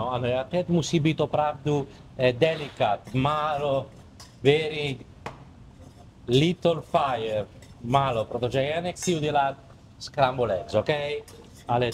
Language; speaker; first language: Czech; non-native, learner; Italian